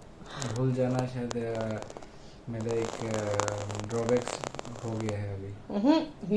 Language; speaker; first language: Hindi; non-native, local second language; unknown